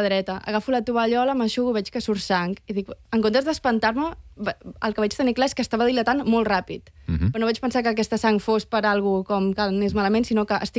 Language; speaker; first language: Catalan; native; Catalan